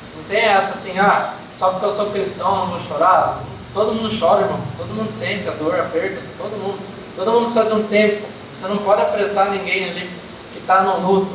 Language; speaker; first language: Portuguese; native; Portuguese